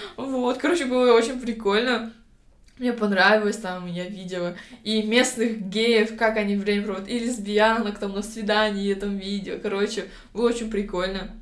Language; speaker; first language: Russian; native; Russian